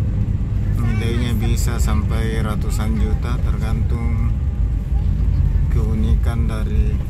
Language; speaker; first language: Indonesian; native; Indonesian